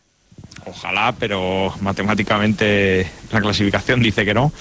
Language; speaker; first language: Spanish; native; Spanish